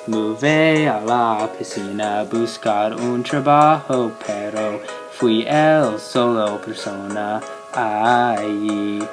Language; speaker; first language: Spanish; non-native, learner; English